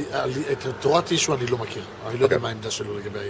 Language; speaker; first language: Hebrew; native; Hebrew